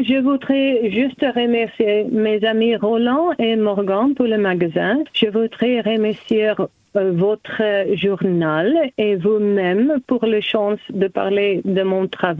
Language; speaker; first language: French; non-native, learner; German